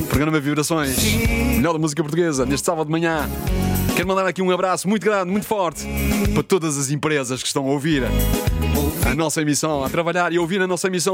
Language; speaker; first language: Portuguese; early bilingual, heritage; Portuguese